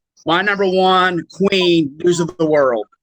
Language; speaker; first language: English; native; English